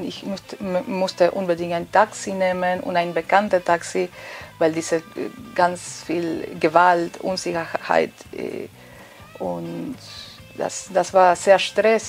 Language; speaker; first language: German; non-native, fluent; Spanish